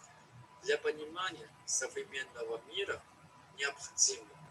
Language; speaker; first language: Russian; non-native, fluent; Chinese